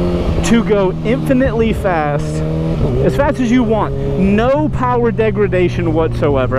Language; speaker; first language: English; native; English